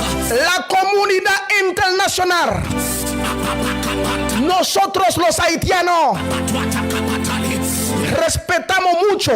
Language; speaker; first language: Spanish; non-native, learner; Haitian Creole